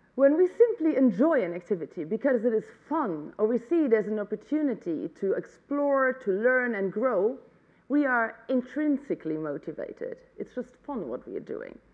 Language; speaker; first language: English; non-native, fluent; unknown